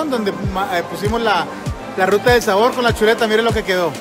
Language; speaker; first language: Spanish; native; Spanish